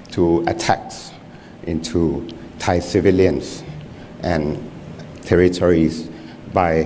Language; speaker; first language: English; non-native, fluent; Thai